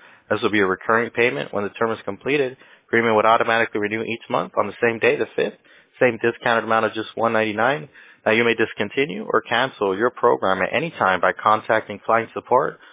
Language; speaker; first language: English; early bilingual, other home language; Spanish